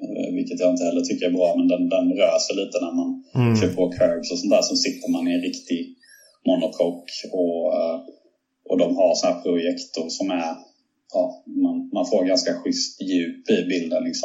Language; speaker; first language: Swedish; native; Swedish